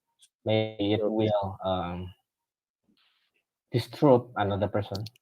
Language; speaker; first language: English; non-native, learner; Indonesian